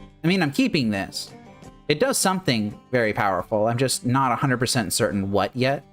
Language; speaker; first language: English; native; English